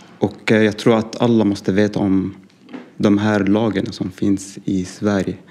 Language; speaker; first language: Swedish; non-native, learner; Arabic